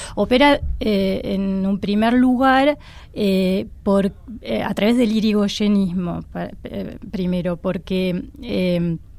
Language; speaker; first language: Spanish; non-native, fluent; French